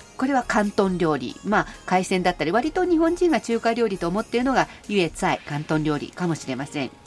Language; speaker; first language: Japanese; native; Japanese